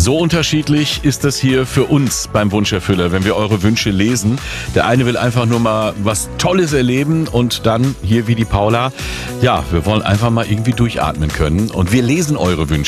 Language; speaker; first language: German; native; German